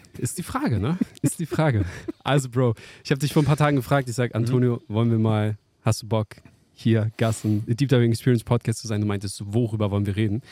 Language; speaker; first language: German; native; German